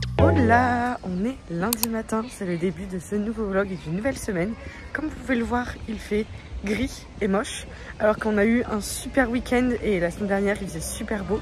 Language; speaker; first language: French; native; French